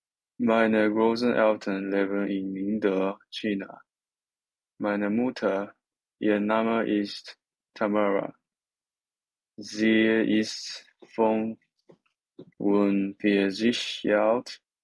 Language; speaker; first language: German; non-native, learner; Chinese